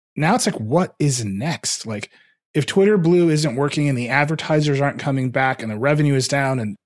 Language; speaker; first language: English; early bilingual, other home language; Hindi